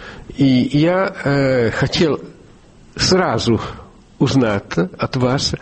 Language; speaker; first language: Russian; non-native, fluent; Italian